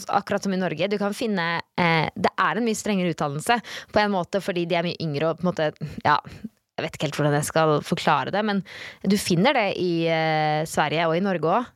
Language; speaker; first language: Norwegian; native; Norwegian